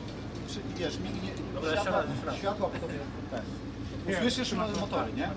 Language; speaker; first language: Polish; native; Polish